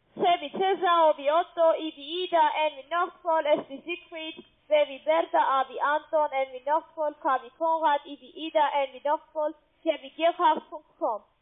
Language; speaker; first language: German; non-native, learner; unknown